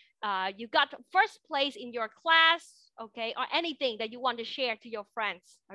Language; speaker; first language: English; non-native, fluent; Vietnamese